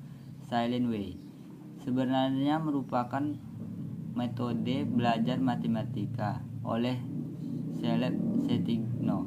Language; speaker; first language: Indonesian; native; Indonesian